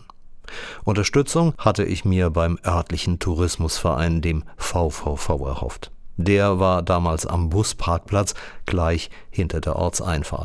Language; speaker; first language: German; native; German